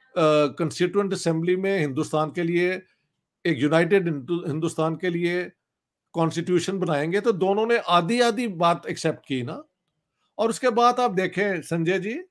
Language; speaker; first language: Urdu; non-native, local second language; Punjabi